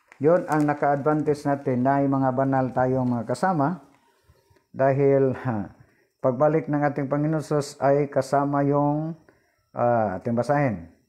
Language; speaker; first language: Filipino; non-native, local second language; Cebuano